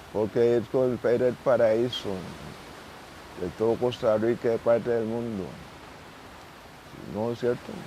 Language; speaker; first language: Spanish; non-native, local second language; English